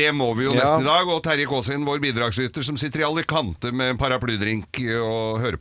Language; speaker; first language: Norwegian; native; Norwegian